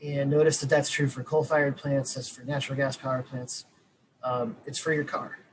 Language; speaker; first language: English; native; English